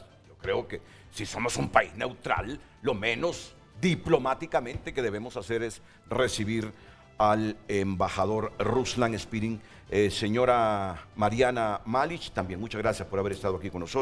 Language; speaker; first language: Spanish; native; Spanish